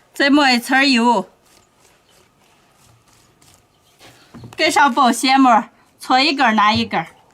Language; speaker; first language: Chinese; native; Chinese